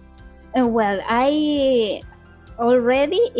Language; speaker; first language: English; non-native, learner; Spanish